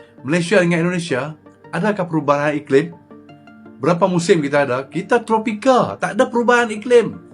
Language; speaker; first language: Malay; native; Malay